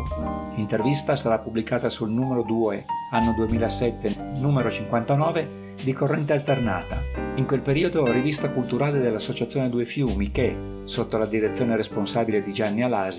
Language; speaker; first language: Italian; native; Italian